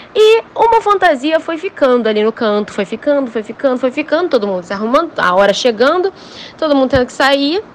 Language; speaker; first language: Portuguese; native; Portuguese